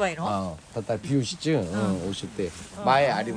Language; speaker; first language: Japanese; non-native, learner; Korean